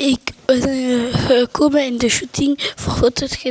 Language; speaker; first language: Dutch; non-native, local second language; French